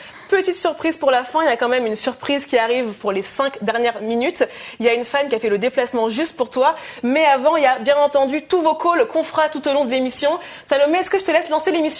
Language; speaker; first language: French; native; French